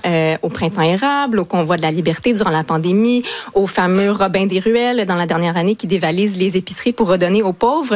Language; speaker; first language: French; native; French